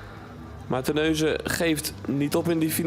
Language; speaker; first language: Dutch; native; Dutch